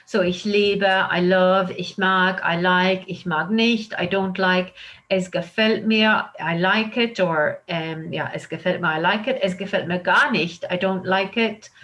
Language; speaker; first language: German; non-native, fluent; English